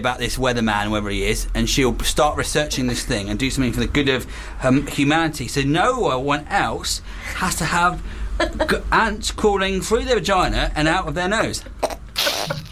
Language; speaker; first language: English; native; English